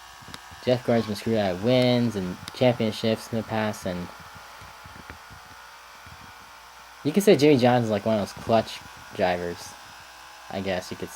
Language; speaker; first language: English; native; English